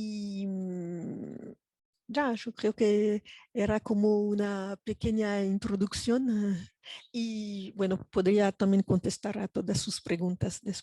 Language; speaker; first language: Spanish; non-native, fluent; French